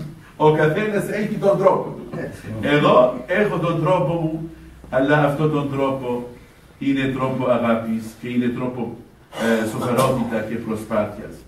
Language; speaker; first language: Greek; non-native, fluent; Arabic